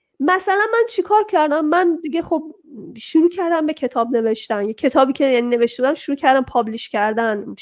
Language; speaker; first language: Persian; early bilingual, heritage; Persian